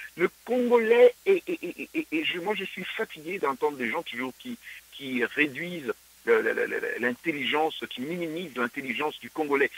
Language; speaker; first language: French; non-native, local second language; Luba-Lulua